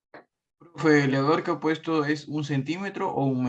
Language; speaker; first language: Spanish; native; Spanish